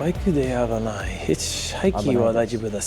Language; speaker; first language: Japanese; non-native, learner; English